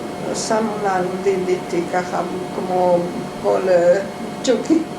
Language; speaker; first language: Hebrew; non-native, fluent; Hungarian